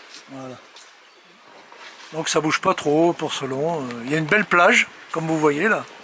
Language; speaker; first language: French; native; French